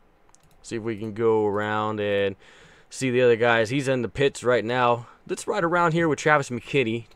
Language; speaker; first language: English; native; English